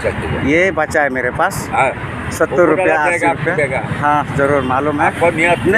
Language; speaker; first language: Hindi; non-native, local second language; Assamese